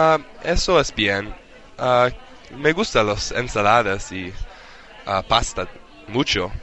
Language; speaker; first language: Spanish; non-native, learner; English